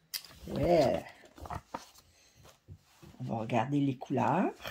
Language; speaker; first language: French; native; French